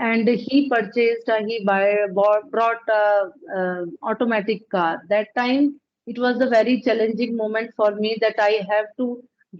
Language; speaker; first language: English; non-native, learner; Punjabi